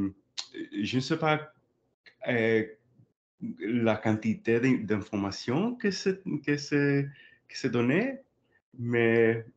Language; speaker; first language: French; non-native, learner; English